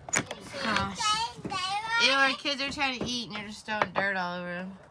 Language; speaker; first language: English; native; English